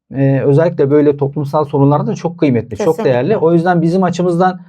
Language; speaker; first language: Turkish; native; Turkish